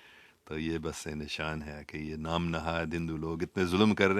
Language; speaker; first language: Hindi; non-native, local second language; English